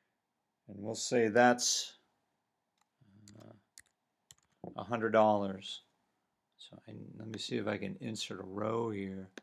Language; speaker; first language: English; native; English